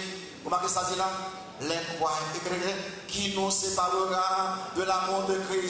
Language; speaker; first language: French; non-native, local second language; Haitian Creole